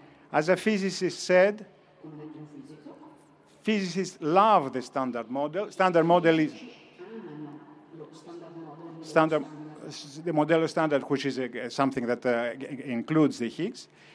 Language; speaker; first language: English; non-native, fluent; Greek